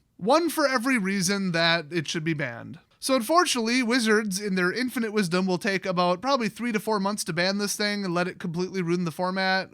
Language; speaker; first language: English; native; English